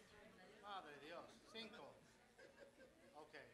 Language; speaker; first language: Spanish; non-native, fluent; English